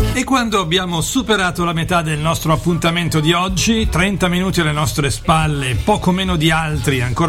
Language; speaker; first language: Italian; native; Italian